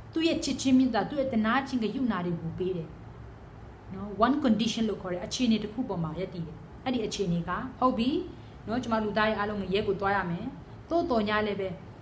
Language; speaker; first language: Burmese; non-native, local second language; Tedim Chin